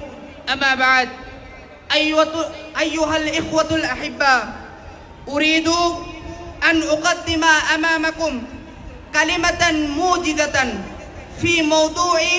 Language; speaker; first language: Arabic; non-native, learner; Bangla